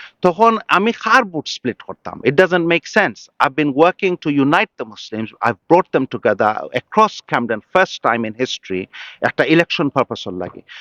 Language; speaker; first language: Bangla; early bilingual, heritage; Bangla